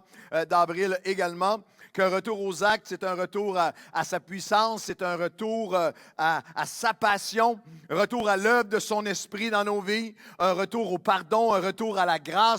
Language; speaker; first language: French; native; French